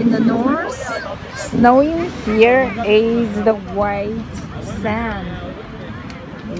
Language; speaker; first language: English; non-native, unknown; Chinese